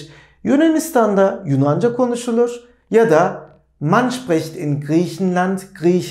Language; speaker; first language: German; non-native, fluent; Turkish